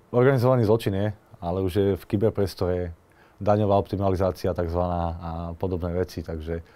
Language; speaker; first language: Slovak; native; Slovak